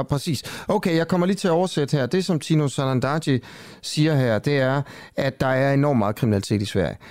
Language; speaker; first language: Swedish; non-native, learner; Danish